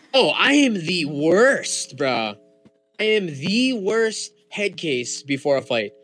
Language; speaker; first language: English; early bilingual, other home language; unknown